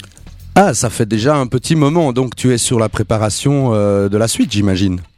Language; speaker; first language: French; native; French